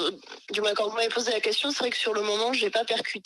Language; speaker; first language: French; native; French